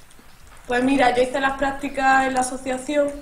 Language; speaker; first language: Spanish; native; Spanish